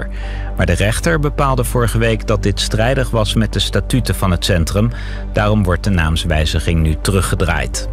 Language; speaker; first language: Dutch; native; Dutch